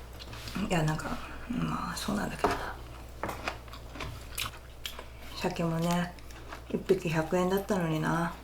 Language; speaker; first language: Japanese; native; Japanese